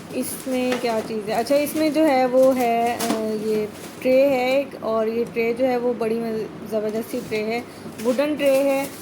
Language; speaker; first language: Urdu; native; Urdu